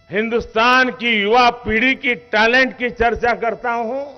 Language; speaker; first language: Hindi; non-native, local second language; Gujarati